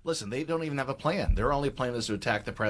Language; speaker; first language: English; native; English